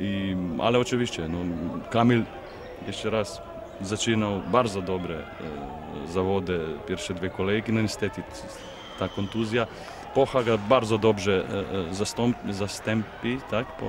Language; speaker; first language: Polish; non-native, fluent; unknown